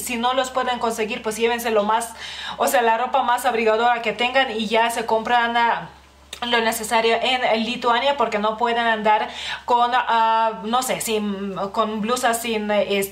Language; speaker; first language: Spanish; non-native, fluent; Lithuanian